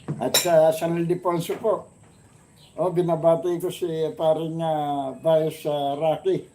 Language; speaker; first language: Filipino; non-native, local second language; Bikol